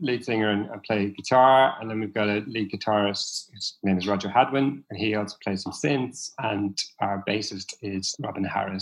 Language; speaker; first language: English; native; English